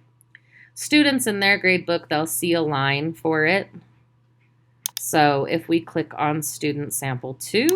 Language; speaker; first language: English; native; English